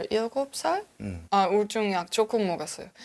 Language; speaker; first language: Korean; non-native, learner; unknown